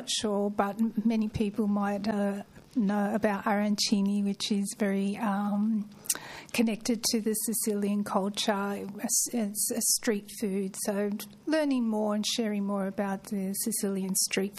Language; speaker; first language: English; native; English